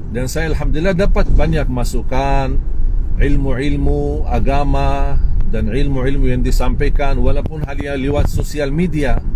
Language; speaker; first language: Malay; non-native, fluent; Arabic